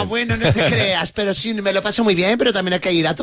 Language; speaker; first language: Spanish; native; Spanish